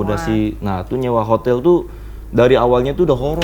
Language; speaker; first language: Indonesian; native; Indonesian